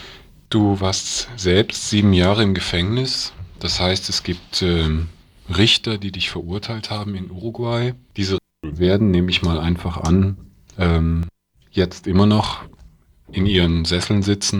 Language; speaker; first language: German; native; German